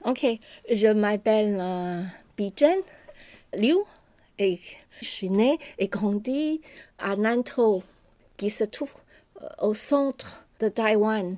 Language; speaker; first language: French; non-native, fluent; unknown